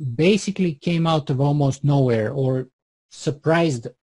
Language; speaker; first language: English; non-native, fluent; Bulgarian